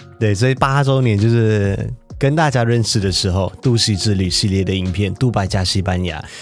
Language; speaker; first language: Chinese; native; Chinese